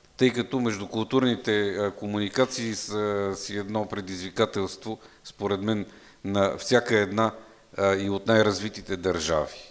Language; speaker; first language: Bulgarian; native; Bulgarian